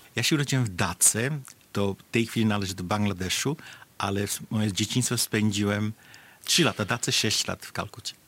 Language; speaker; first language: Polish; non-native, fluent; Bangla